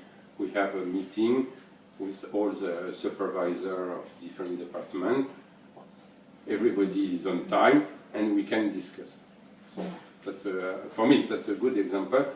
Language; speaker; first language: English; non-native, learner; French